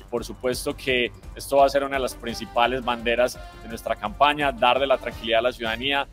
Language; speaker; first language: Spanish; native; Spanish